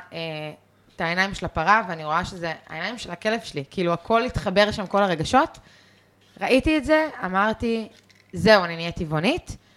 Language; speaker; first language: Hebrew; early bilingual, other home language; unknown